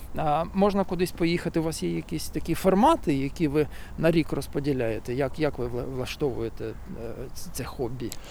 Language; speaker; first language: Ukrainian; native; Ukrainian